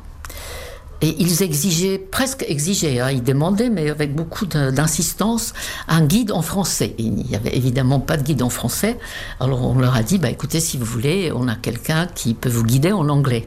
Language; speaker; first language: French; non-native, fluent; Czech